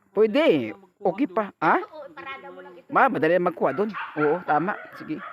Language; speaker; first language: Filipino; native; Filipino